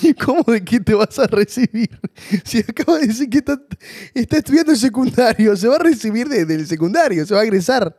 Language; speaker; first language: Spanish; native; Spanish